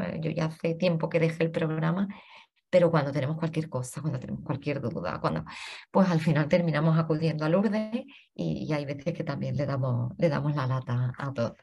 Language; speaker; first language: Spanish; native; Spanish